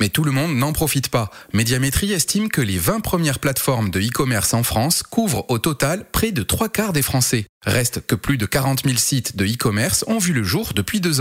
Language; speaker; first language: French; native; French